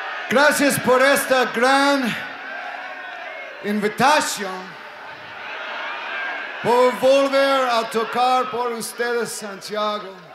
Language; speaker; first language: Spanish; non-native, learner; English